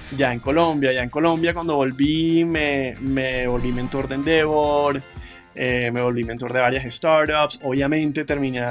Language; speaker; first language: Spanish; native; Spanish